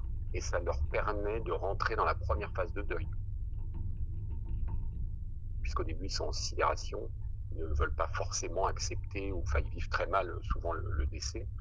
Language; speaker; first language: French; native; French